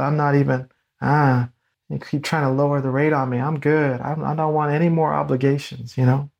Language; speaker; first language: English; native; English